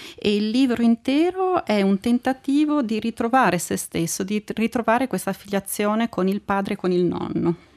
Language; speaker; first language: Italian; native; Italian